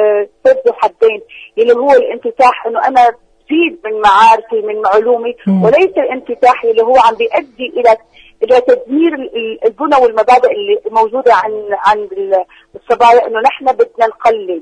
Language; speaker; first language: Arabic; native; Arabic